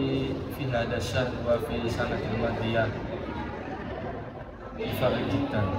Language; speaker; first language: Arabic; non-native, learner; Indonesian